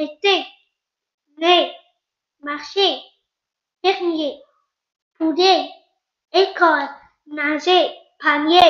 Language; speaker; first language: French; non-native, local second language; Arabic